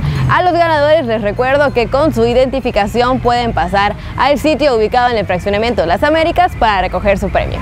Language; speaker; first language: Spanish; native; Spanish